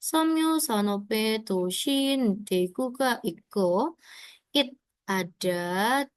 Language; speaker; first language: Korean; non-native, fluent; Indonesian